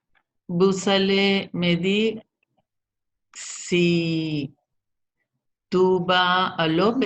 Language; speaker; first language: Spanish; native; Spanish